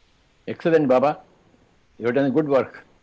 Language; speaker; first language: English; non-native, fluent; Telugu